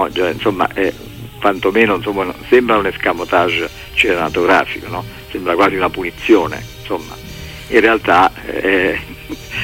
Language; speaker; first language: Italian; native; Italian